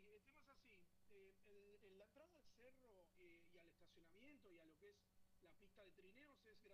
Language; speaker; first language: Spanish; native; Spanish